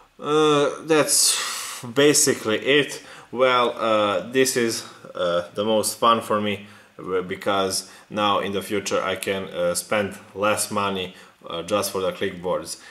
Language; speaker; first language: English; non-native, fluent; Serbian